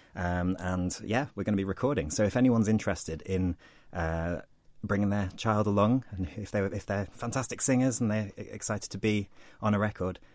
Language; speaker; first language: English; non-native, fluent; Portuguese